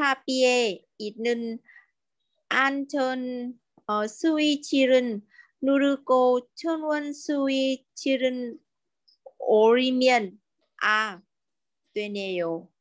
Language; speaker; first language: Korean; non-native, learner; Vietnamese